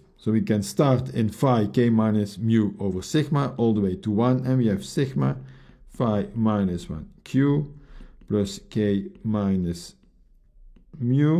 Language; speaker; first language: English; non-native, fluent; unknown